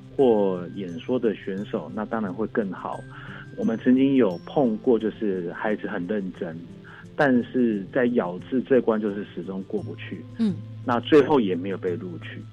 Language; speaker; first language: Chinese; native; Chinese